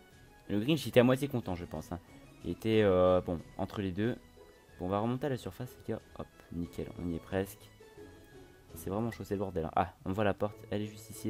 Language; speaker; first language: French; native; French